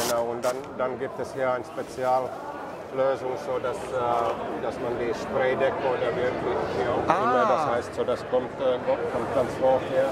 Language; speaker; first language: German; non-native, fluent; Finnish